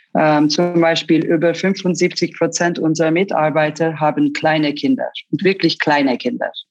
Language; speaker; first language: German; early bilingual, other home language; Turkish